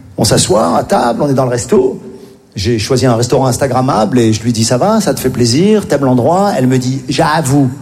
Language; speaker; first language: French; native; French